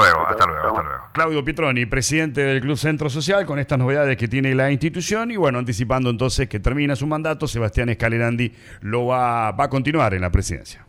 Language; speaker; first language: Spanish; native; Spanish